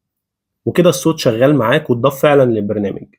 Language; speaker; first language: Arabic; native; Arabic